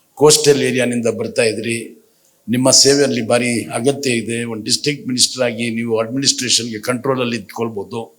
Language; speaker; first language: Kannada; non-native, local second language; Urdu